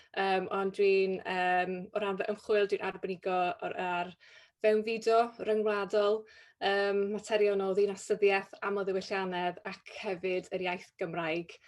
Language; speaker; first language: Welsh; native; Welsh